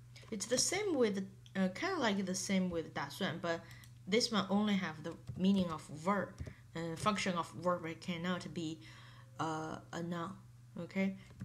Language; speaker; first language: English; non-native, fluent; Chinese